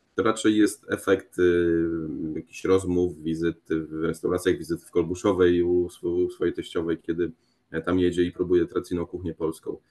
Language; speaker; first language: Polish; native; Polish